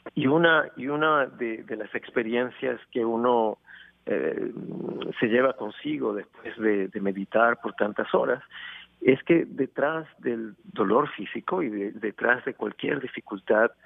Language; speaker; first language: Spanish; native; Spanish